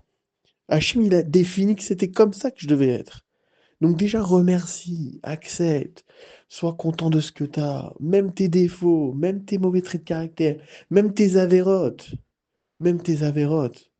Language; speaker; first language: French; native; French